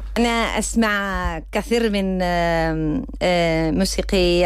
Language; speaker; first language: Arabic; non-native, learner; Spanish